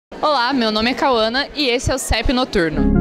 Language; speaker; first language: Portuguese; native; Portuguese